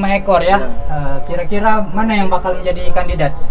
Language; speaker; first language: Indonesian; native; Indonesian